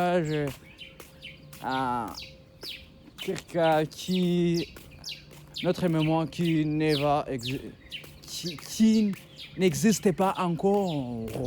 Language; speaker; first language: French; non-native, learner; Kinyarwanda